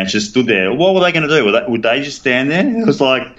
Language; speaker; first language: English; native; English